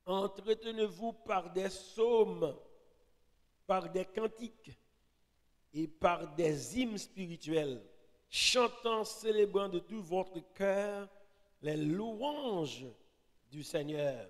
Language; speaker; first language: French; non-native, local second language; Haitian Creole